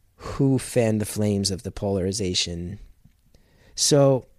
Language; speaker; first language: English; native; English